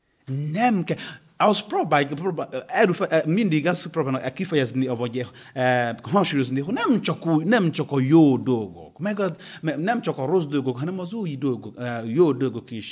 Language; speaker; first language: Hungarian; non-native, learner; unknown